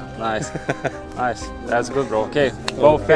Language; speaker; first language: English; non-native, learner; Lithuanian